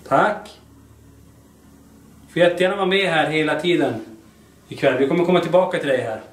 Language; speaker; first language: Swedish; native; Swedish